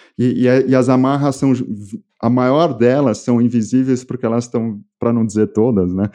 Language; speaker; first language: Portuguese; native; Portuguese